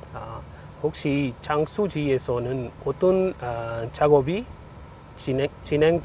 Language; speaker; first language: Korean; non-native, learner; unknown